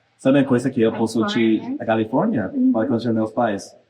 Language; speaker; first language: Portuguese; non-native, fluent; English